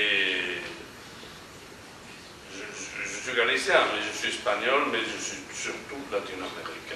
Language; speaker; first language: French; non-native, fluent; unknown